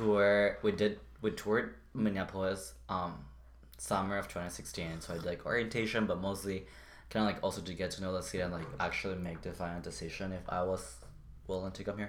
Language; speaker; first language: English; non-native, fluent; Spanish